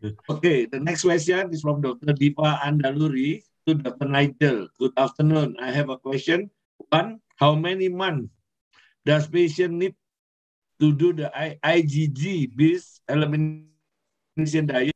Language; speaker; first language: English; non-native, fluent; Indonesian